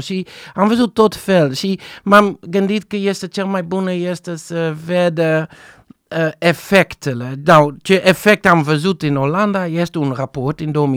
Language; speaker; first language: Romanian; non-native, fluent; Dutch